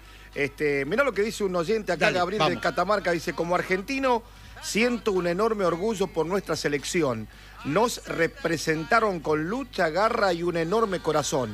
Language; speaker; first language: Spanish; native; Spanish